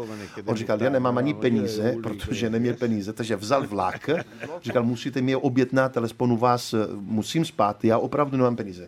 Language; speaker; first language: Czech; non-native, learner; Italian